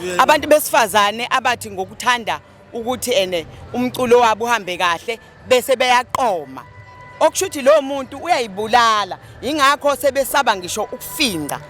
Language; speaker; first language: Zulu; native; Zulu